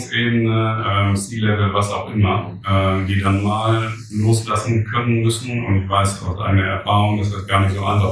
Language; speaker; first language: German; native; German